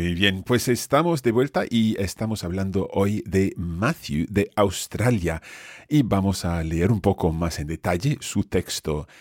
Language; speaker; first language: Spanish; non-native, fluent; English